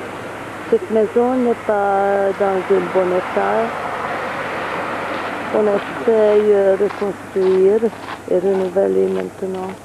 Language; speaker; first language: French; non-native, fluent; Hungarian